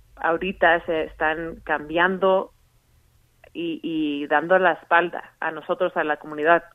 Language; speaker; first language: Spanish; early bilingual, heritage; Spanish